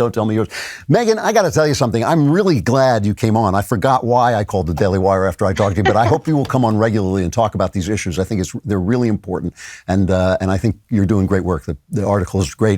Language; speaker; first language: English; native; English